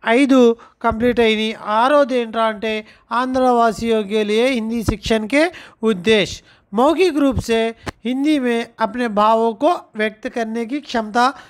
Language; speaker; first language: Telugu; non-native, local second language; Urdu